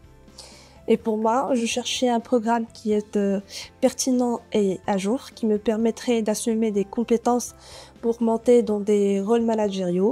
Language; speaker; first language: French; non-native, local second language; Arabic